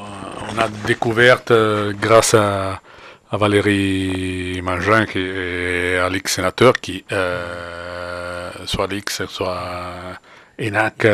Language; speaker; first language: French; non-native, fluent; Italian